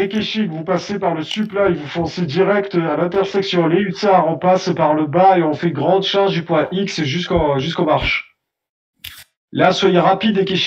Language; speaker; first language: French; native; French